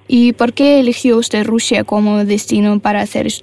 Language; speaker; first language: Spanish; non-native, fluent; Russian